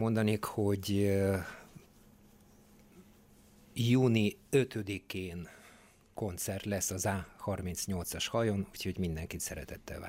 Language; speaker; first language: Hungarian; non-native, fluent; Bulgarian